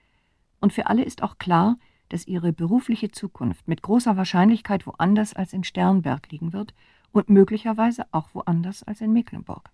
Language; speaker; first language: German; native; German